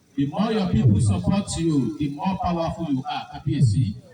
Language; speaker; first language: English; non-native, local second language; Yoruba